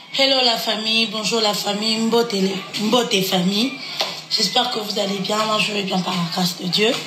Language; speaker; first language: French; non-native, local second language; Lingala